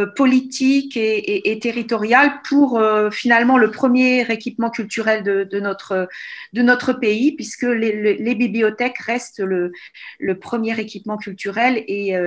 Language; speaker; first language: French; native; French